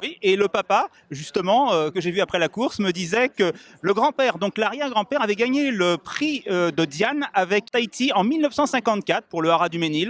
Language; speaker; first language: French; native; French